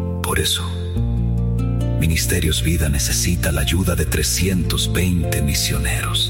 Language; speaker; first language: Spanish; native; Spanish